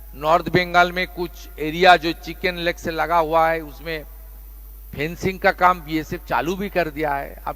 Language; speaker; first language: Hindi; non-native, local second language; Bangla